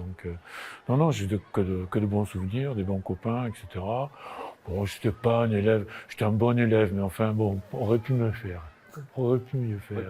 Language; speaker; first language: French; native; French